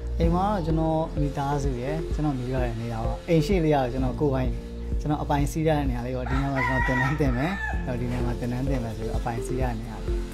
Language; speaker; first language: Burmese; native; Burmese